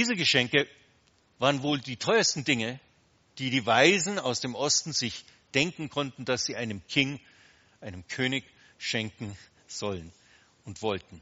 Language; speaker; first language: German; native; German